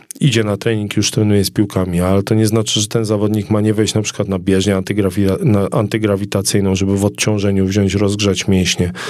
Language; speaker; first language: Polish; native; Polish